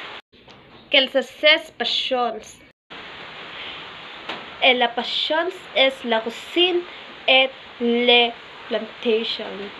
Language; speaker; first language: French; non-native, learner; Filipino